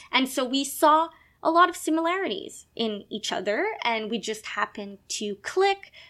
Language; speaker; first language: English; non-native, fluent; French